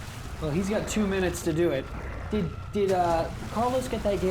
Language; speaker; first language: English; native; English